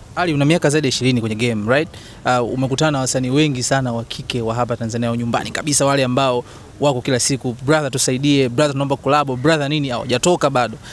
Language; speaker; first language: Swahili; native; Swahili